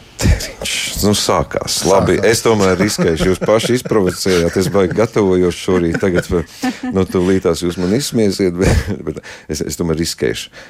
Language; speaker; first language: Latvian; native; Latvian